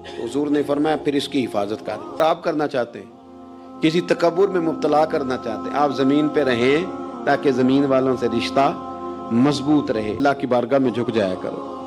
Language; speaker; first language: Urdu; non-native, local second language; Punjabi